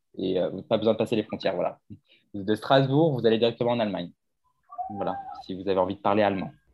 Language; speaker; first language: French; native; French